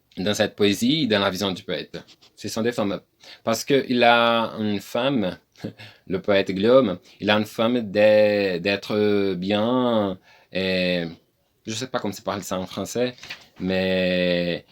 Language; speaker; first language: French; non-native, learner; Portuguese